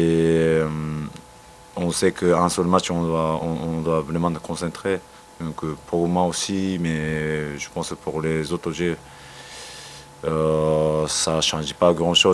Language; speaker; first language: French; non-native, learner; Japanese